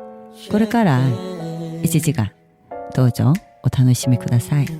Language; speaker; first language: Japanese; non-native, learner; Korean